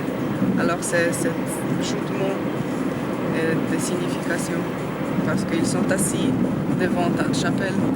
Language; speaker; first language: French; non-native, fluent; Slovenian